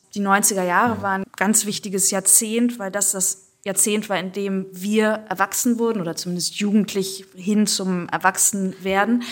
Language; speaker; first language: German; native; German